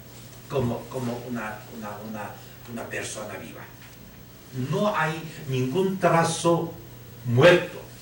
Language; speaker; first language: Spanish; non-native, learner; Chinese